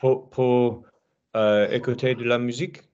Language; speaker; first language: French; non-native, learner; English